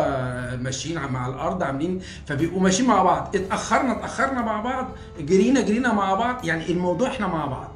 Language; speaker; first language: Arabic; native; Arabic